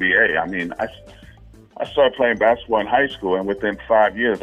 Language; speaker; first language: English; non-native, fluent; Haitian Creole